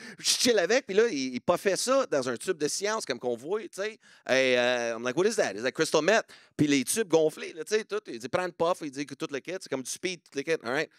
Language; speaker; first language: French; non-native, local second language; English